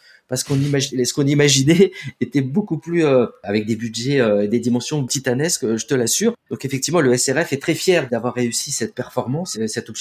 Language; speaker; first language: French; native; French